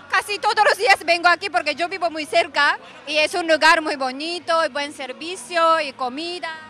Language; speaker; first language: Spanish; non-native, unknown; Japanese